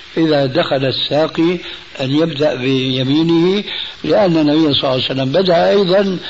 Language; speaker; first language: Arabic; early bilingual, other home language; Albanian